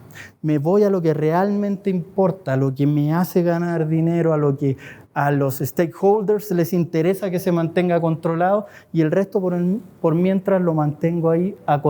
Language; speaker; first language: Spanish; native; Spanish